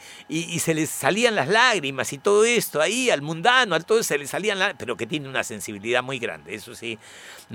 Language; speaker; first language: Spanish; native; Spanish